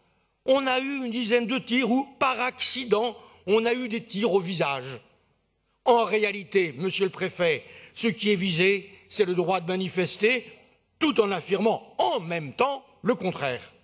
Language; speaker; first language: French; native; French